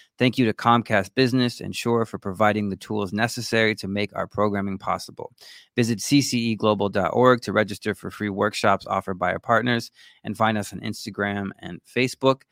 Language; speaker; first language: English; native; English